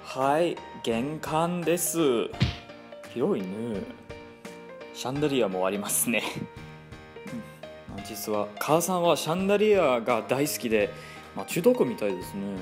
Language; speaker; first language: Japanese; non-native, fluent; English